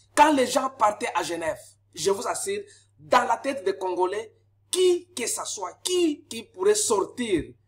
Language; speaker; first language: French; non-native, local second language; Lingala